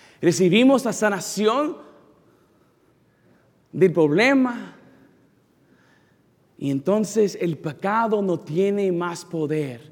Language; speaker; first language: Spanish; non-native, learner; English